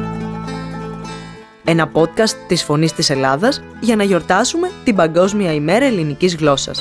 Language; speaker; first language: Greek; native; Greek